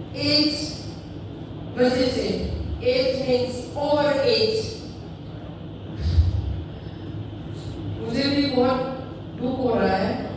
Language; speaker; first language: Hindi; non-native, local second language; Manipuri